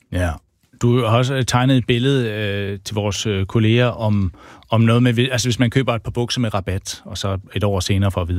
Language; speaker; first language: Danish; native; Danish